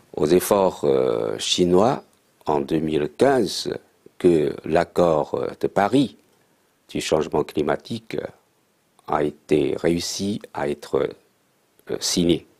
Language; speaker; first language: French; non-native, fluent; Chinese